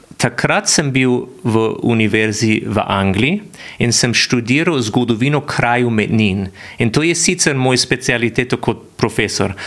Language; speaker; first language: Slovenian; non-native, fluent; English